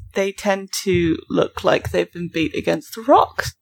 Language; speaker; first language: English; native; English